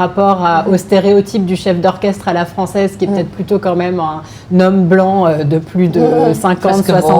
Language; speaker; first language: French; native; French